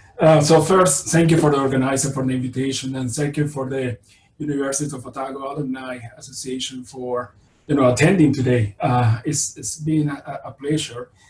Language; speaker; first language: English; non-native, fluent; Spanish